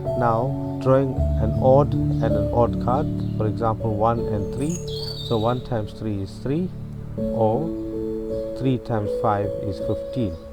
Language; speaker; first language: English; native; English